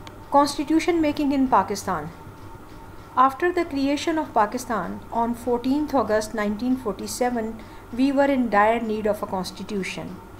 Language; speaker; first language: English; non-native, local second language; Hindi